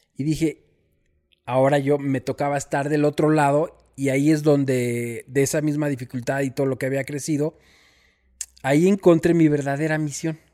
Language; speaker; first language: Spanish; native; Spanish